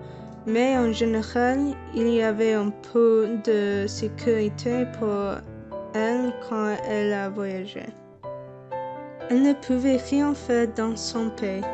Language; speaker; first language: French; non-native, learner; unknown